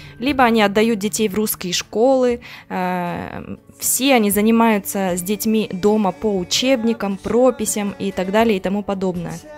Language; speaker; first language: Russian; native; Russian